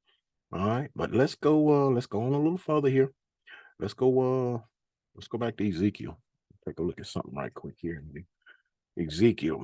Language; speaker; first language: English; native; English